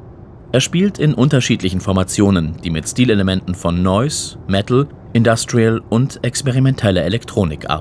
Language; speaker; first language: German; native; German